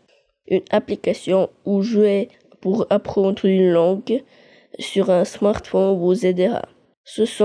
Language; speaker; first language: French; non-native, learner; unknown